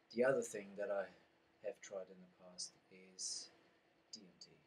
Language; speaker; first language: English; non-native, fluent; German